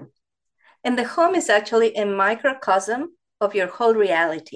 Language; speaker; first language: English; non-native, fluent; Spanish